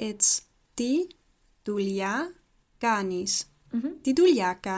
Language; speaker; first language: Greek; non-native, learner; Dutch